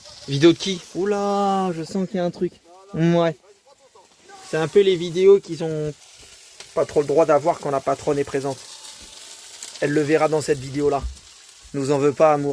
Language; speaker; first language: French; native; French